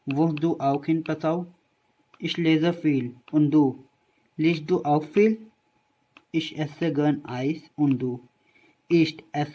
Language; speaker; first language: German; non-native, learner; Hindi